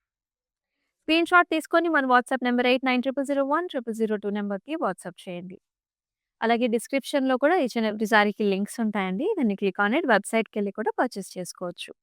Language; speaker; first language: Telugu; native; Telugu